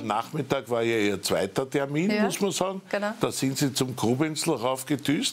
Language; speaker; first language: German; native; German